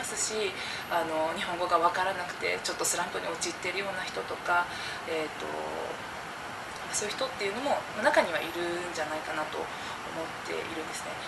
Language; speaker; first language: Japanese; native; Japanese